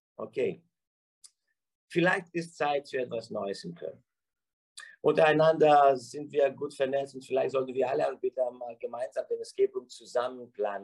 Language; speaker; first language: German; non-native, fluent; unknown